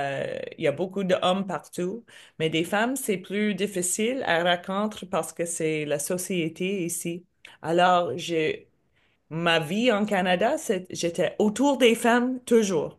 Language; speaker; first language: French; non-native, learner; English